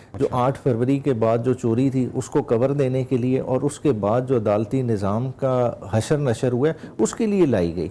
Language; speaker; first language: Urdu; non-native, local second language; Punjabi